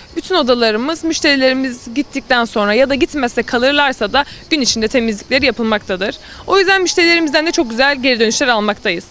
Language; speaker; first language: Turkish; native; Turkish